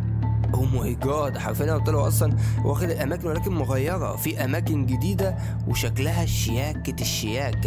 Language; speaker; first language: Arabic; native; Arabic